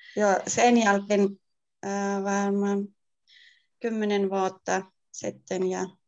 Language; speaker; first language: Finnish; non-native, learner; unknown